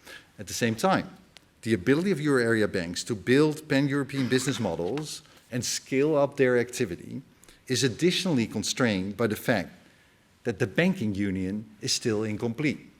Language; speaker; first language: English; non-native, fluent; Dutch